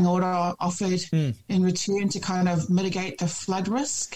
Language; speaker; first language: English; native; English